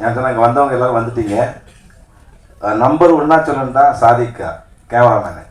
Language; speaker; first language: Tamil; native; Tamil